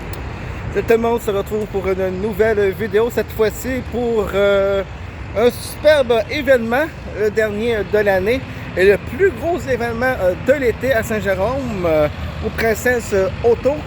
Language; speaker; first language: French; native; French